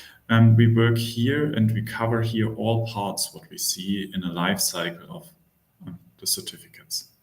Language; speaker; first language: English; non-native, fluent; German